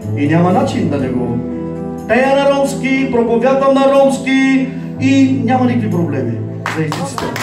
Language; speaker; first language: Bulgarian; non-native, local second language; Turkish